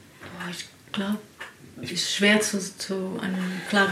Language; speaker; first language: German; non-native, learner; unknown